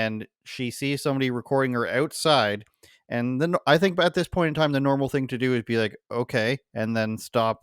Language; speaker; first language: English; native; English